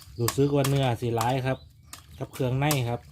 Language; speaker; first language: Thai; non-native, local second language; Northeastern Thai